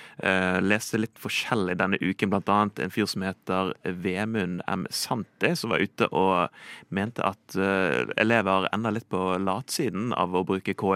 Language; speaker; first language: Norwegian; native; Norwegian